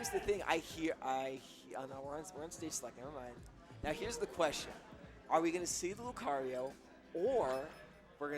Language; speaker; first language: English; native; English